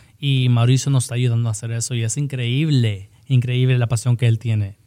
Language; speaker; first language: Spanish; early bilingual, heritage; Spanish